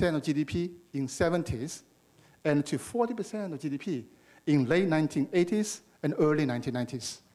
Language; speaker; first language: English; non-native, fluent; Chinese